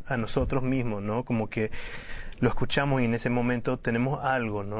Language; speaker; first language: Spanish; early bilingual, heritage; Spanish